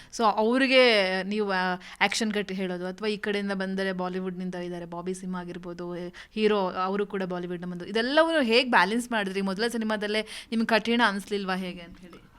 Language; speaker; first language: Kannada; native; Kannada